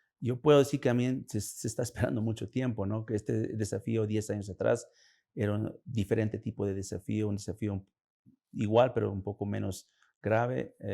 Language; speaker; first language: Spanish; early bilingual, heritage; Spanish